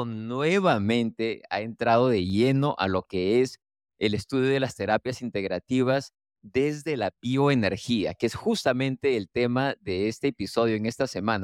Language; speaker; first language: Spanish; native; Spanish